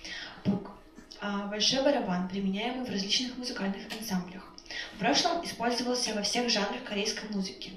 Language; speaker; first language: Russian; native; Russian